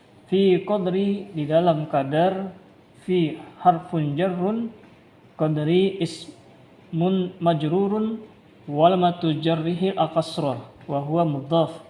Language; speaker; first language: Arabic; non-native, learner; Indonesian